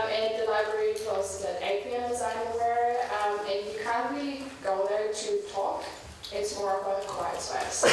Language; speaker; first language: English; non-native, fluent; German